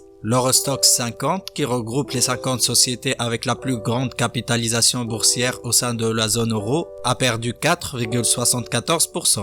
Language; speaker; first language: French; native; French